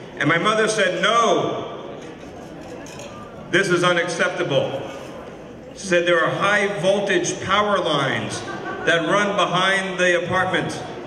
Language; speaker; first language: English; native; English